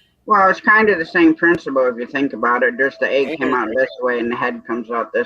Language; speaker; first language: English; native; English